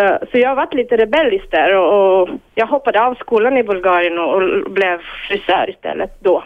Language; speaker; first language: Swedish; non-native, fluent; Bulgarian